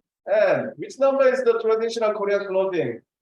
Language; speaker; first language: English; non-native, fluent; Korean